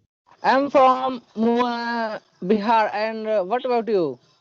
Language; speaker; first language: English; non-native, learner; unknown